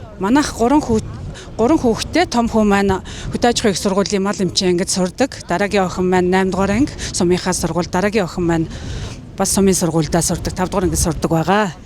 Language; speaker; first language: Mongolian; native; Mongolian